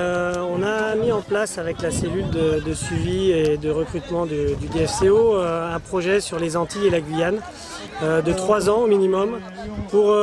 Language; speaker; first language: French; native; French